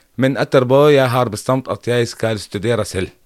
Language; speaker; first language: Norwegian; non-native, learner; Arabic